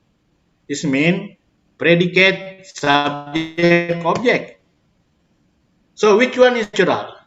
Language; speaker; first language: English; non-native, fluent; Indonesian